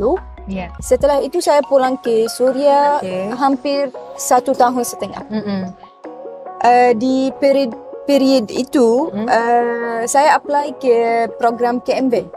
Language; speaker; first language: Indonesian; non-native, learner; Arabic